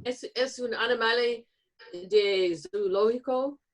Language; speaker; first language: Spanish; non-native, learner; English